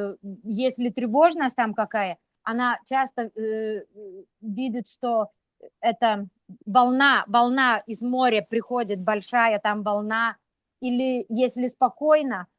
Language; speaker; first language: Russian; non-native, local second language; Lithuanian